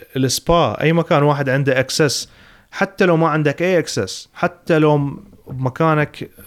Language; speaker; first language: Arabic; native; Arabic